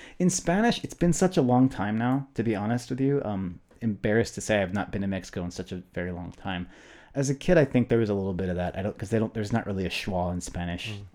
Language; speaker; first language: English; native; English